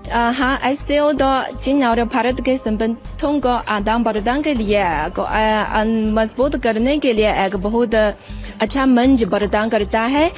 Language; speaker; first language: Hindi; non-native, fluent; Chinese